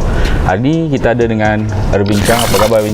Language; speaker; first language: Malay; native; Malay